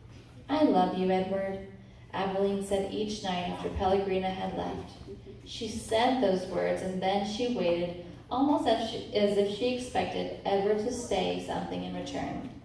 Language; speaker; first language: English; native; English